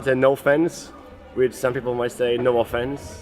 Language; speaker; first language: English; non-native, fluent; Polish